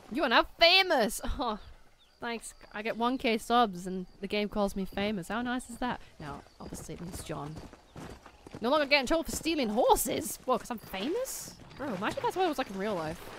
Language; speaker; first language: English; native; English